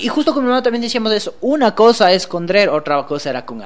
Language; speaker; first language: Spanish; native; Spanish